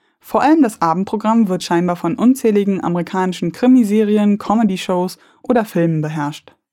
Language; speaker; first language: German; native; German